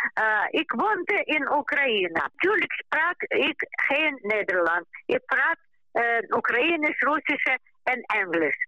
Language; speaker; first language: Dutch; non-native, local second language; Ukrainian